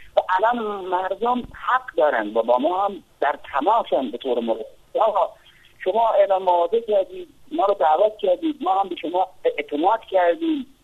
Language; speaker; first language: Persian; non-native, local second language; Kurdish